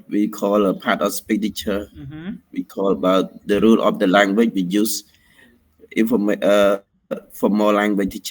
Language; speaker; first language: English; non-native, learner; Khmer